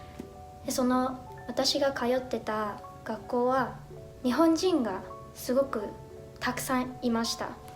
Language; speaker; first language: Japanese; non-native, fluent; Chinese